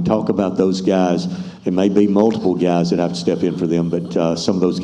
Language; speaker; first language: English; native; English